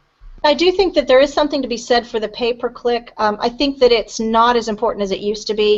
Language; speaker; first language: English; native; English